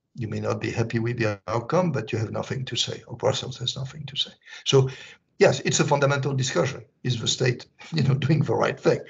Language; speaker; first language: English; non-native, fluent; French